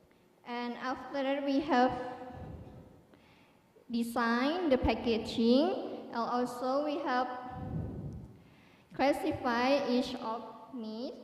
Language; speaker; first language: English; non-native, learner; Thai